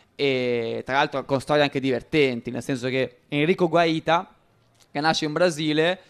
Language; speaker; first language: Italian; native; Italian